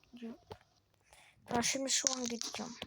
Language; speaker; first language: Turkish; early bilingual, heritage; Turkish